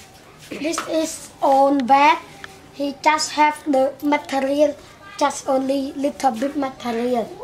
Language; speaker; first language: English; non-native, learner; Khmer